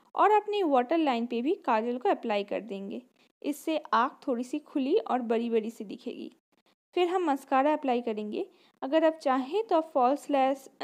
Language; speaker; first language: Hindi; non-native, local second language; Bangla